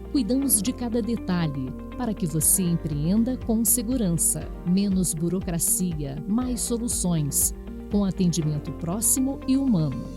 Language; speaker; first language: Portuguese; native; Portuguese